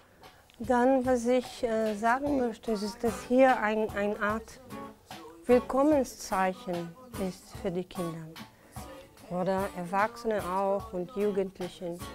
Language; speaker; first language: German; non-native, fluent; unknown